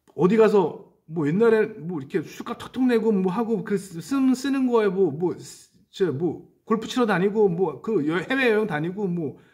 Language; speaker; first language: Korean; native; Korean